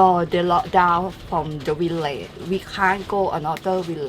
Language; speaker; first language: English; non-native, learner; Thai